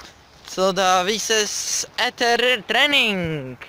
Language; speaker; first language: Norwegian; non-native, learner; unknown